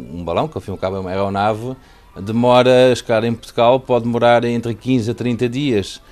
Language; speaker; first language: Portuguese; non-native, fluent; Dutch